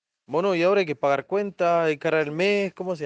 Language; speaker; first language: Spanish; native; Spanish